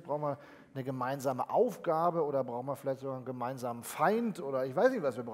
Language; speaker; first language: German; native; German